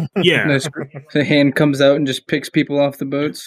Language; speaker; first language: English; native; English